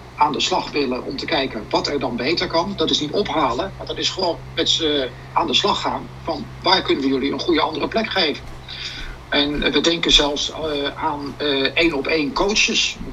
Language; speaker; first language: Dutch; native; Dutch